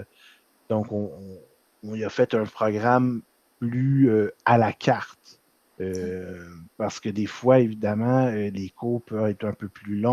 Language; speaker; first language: French; native; French